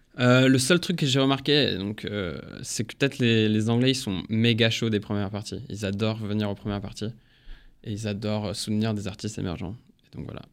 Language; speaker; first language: French; early bilingual, heritage; English